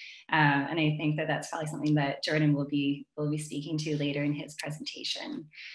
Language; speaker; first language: English; native; English